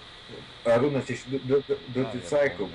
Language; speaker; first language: Russian; non-native, local second language; Lithuanian